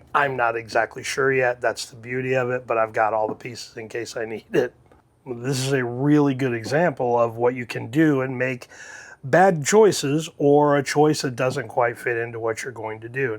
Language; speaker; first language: English; native; English